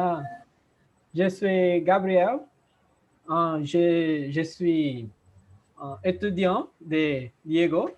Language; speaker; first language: French; non-native, learner; Portuguese